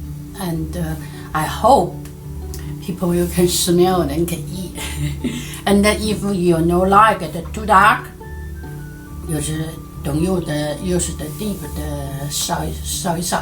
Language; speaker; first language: English; non-native, learner; Chinese